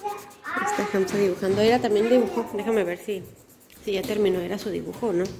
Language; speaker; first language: Spanish; native; Spanish